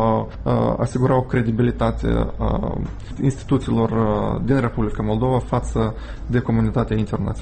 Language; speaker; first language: Romanian; native; Romanian